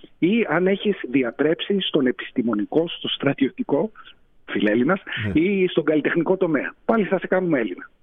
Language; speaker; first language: Greek; early bilingual, heritage; Greek